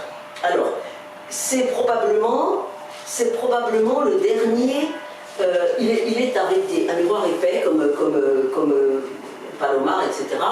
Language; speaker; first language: French; native; French